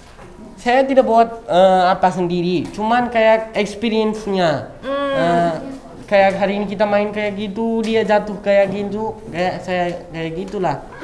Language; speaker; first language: Indonesian; early bilingual, other home language; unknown